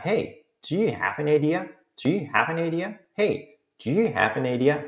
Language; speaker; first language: English; non-native, fluent; Spanish